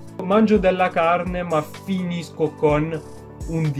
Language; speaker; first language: Italian; non-native, fluent; French